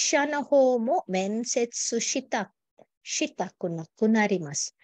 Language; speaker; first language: Japanese; non-native, fluent; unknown